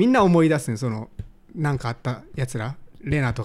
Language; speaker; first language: Japanese; native; Japanese